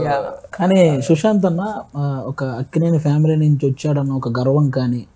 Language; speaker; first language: Telugu; native; Telugu